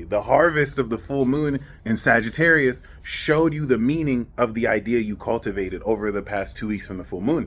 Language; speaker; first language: English; native; English